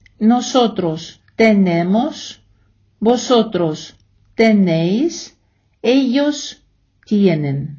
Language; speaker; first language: Spanish; non-native, fluent; Ukrainian